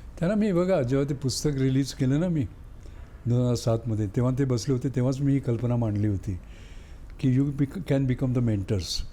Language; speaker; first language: Marathi; native; Marathi